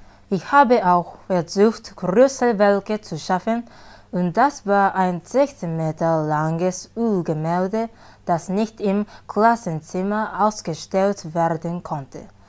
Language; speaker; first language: German; non-native, learner; Japanese